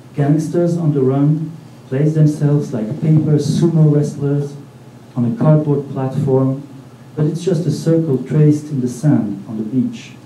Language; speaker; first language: English; non-native, fluent; French